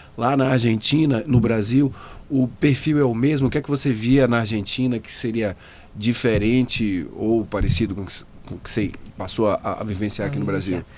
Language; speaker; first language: Portuguese; native; Portuguese